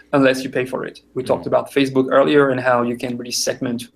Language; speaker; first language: English; non-native, fluent; French